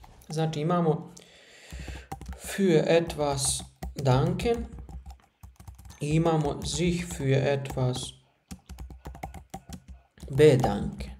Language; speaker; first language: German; non-native, fluent; Croatian